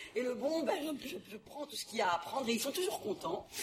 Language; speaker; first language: French; native; French